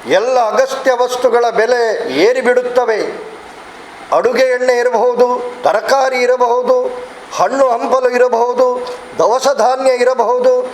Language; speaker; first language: Kannada; native; Kannada